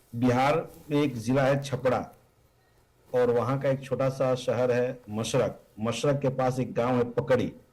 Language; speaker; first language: Hindi; native; Hindi